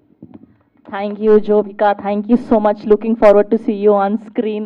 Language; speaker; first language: Telugu; native; Telugu